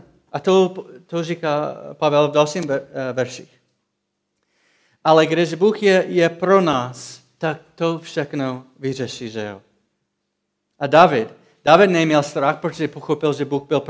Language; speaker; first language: Czech; non-native, fluent; English